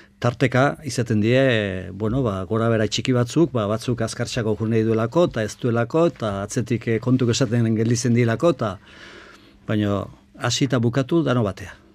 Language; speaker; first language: Basque; native; Basque